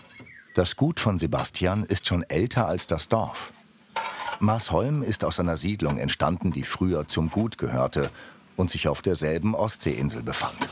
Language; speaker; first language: German; native; German